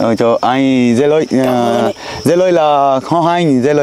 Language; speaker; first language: Vietnamese; non-native, learner; Portuguese